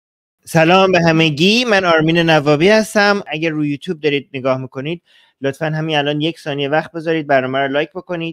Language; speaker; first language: Persian; native; Persian